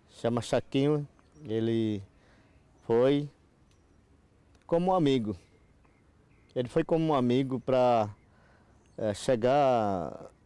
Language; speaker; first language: Portuguese; non-native, local second language; Yanomámi